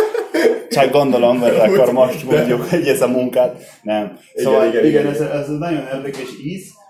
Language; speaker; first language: Hungarian; non-native, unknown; Spanish